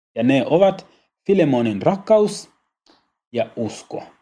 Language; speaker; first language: Finnish; non-native, learner; Swahili